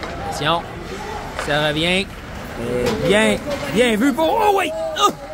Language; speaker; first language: French; native; French